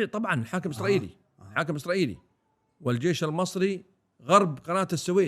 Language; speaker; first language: Arabic; native; Arabic